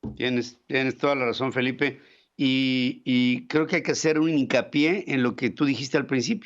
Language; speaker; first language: Spanish; native; Spanish